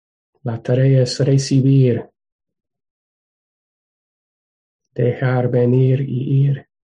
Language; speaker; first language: Spanish; non-native, fluent; English